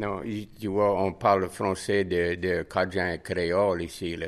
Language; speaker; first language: French; native; French